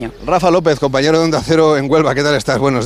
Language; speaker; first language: Spanish; native; Spanish